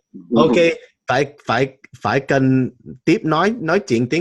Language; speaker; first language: Vietnamese; non-native, learner; English